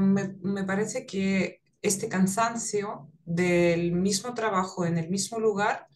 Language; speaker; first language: Spanish; non-native, fluent; Russian